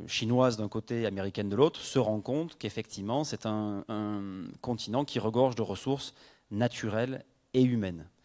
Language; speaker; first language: French; native; French